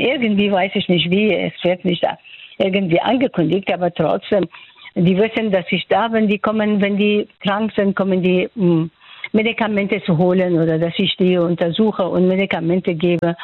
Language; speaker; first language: German; non-native, fluent; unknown